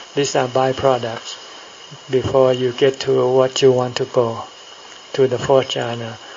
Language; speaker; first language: English; non-native, fluent; Thai